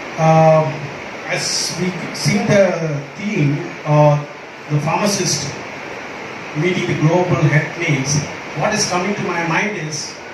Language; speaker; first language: English; non-native, local second language; Tamil